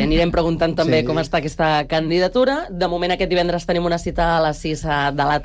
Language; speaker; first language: Catalan; native; Catalan